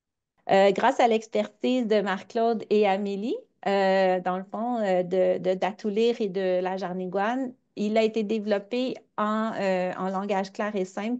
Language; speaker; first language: French; native; French